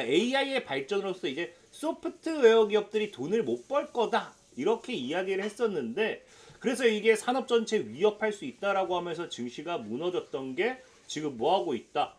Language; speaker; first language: Korean; native; Korean